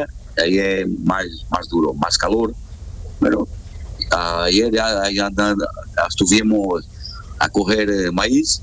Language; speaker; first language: Spanish; non-native, learner; Portuguese